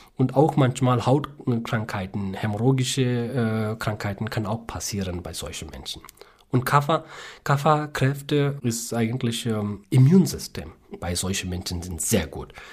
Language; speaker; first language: German; non-native, learner; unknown